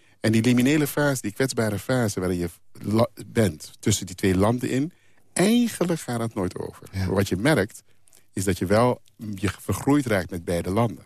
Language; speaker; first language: Dutch; non-native, local second language; Papiamento